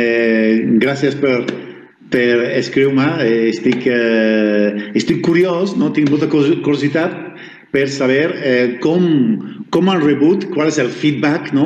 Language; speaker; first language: Catalan; non-native, fluent; Spanish